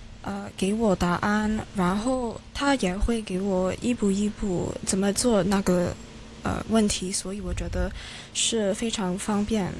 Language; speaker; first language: Chinese; non-native, learner; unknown